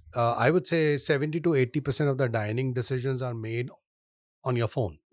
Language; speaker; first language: English; non-native, local second language; Hindi